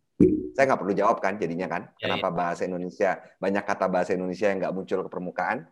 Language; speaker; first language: Indonesian; native; Indonesian